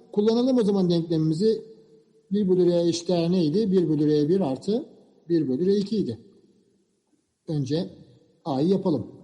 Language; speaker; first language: Turkish; native; Turkish